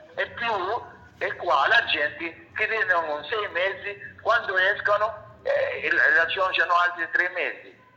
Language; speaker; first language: Italian; non-native, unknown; Arabic